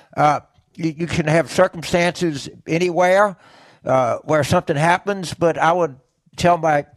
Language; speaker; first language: English; native; English